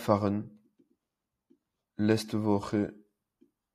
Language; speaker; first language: German; non-native, learner; French